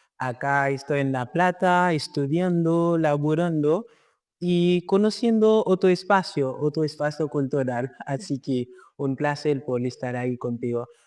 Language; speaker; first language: Spanish; non-native, fluent; Haitian Creole